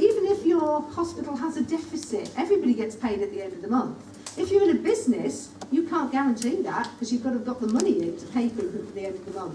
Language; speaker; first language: English; native; English